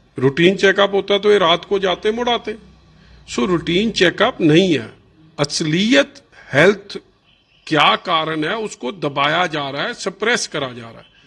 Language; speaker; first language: Hindi; non-native, local second language; Punjabi